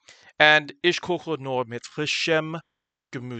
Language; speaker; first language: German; non-native, fluent; English